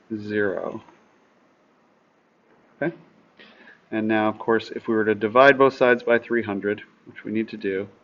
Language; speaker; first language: English; native; English